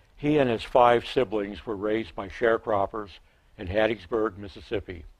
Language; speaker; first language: English; native; English